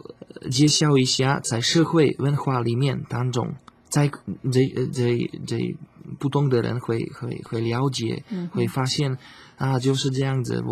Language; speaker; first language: Chinese; non-native, fluent; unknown